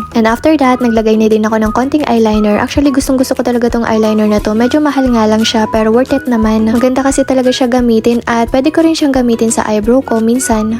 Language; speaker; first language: Filipino; native; Filipino